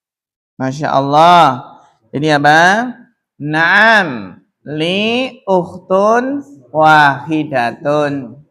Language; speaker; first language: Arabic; non-native, fluent; Indonesian